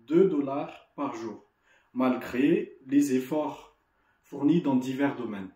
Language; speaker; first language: French; non-native, local second language; Malagasy